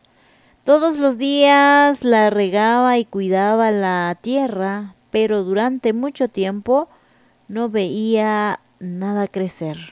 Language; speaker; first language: Spanish; native; Spanish